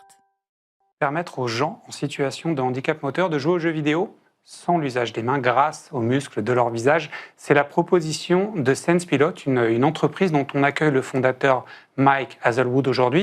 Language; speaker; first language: French; native; French